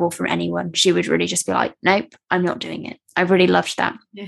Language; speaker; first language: English; native; English